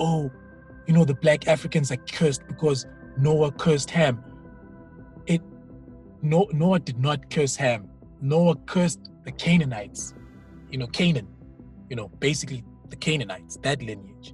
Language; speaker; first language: English; non-native, local second language; Zulu